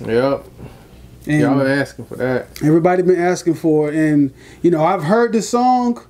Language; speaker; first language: English; native; English